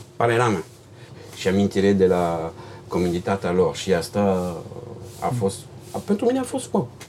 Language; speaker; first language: Romanian; non-native, learner; French